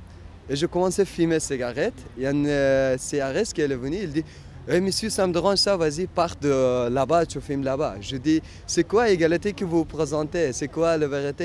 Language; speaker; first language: French; non-native, learner; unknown